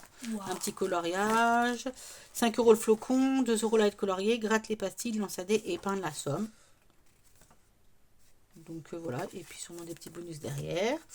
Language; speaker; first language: French; native; French